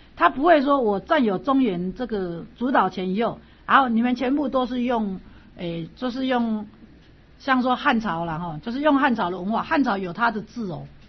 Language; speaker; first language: Chinese; native; Chinese